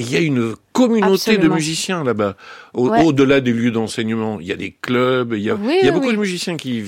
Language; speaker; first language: French; native; French